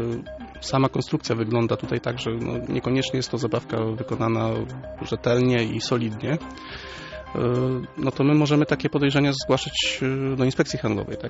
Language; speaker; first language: Polish; native; Polish